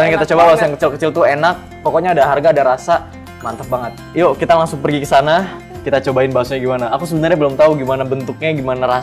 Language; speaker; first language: Indonesian; native; Indonesian